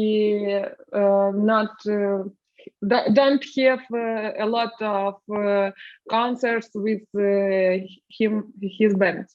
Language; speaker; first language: English; non-native, learner; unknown